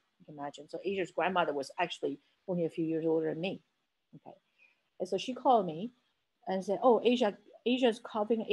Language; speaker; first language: English; non-native, fluent; Chinese